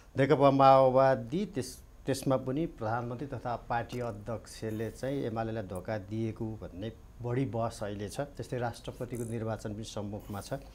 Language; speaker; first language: Nepali; native; Nepali